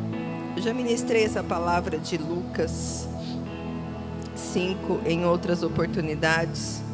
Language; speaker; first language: Portuguese; native; Portuguese